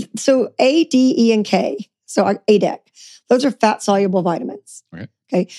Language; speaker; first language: English; native; English